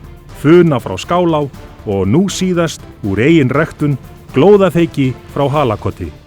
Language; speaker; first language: Icelandic; native; Icelandic